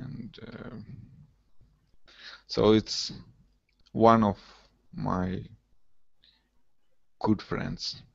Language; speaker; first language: English; non-native, learner; Russian